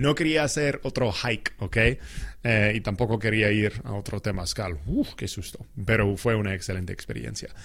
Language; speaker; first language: Spanish; non-native, fluent; English